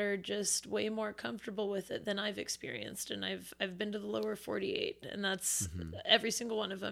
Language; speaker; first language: English; native; English